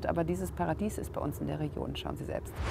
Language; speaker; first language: German; native; German